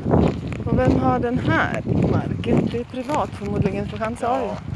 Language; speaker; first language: Swedish; non-native, fluent; Latvian